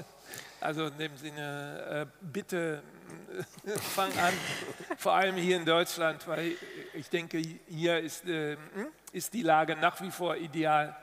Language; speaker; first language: German; non-native, fluent; Dutch